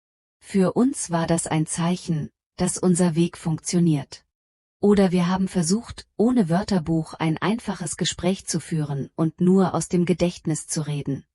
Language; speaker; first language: German; non-native, fluent; Polish